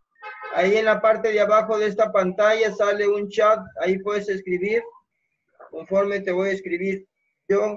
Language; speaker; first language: Spanish; native; Spanish